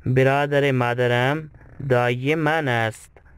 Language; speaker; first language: Persian; non-native, fluent; Urdu